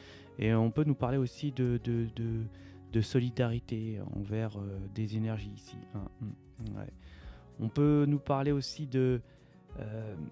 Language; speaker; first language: French; native; French